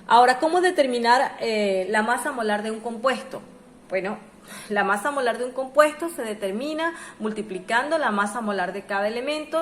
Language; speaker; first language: Spanish; native; Spanish